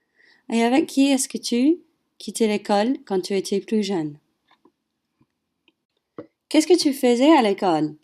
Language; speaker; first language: French; non-native, learner; English